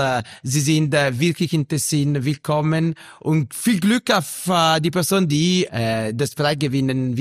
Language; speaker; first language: German; non-native, local second language; Italian